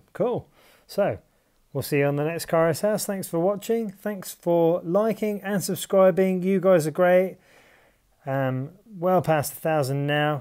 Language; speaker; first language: English; native; English